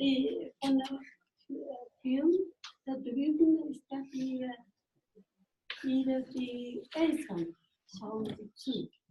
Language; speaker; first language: German; non-native, fluent; Japanese